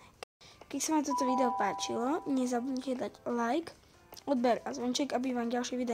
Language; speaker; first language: Slovak; native; Slovak